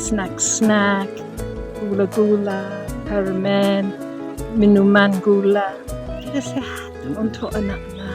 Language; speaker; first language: Indonesian; non-native, learner; English